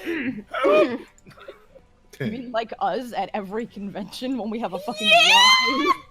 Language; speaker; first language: English; native; English